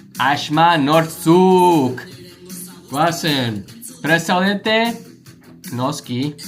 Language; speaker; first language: Basque; non-native, learner; English